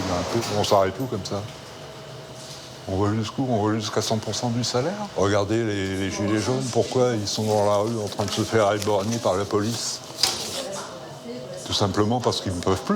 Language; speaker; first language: French; native; French